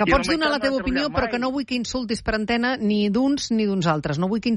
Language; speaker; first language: Catalan; native; Catalan